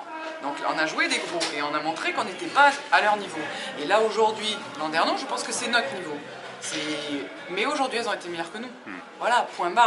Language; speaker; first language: French; native; French